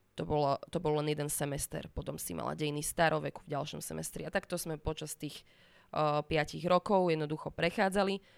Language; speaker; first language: Slovak; native; Slovak